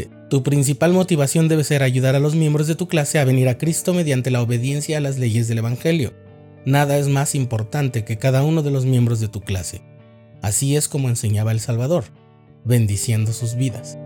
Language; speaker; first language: Spanish; native; Spanish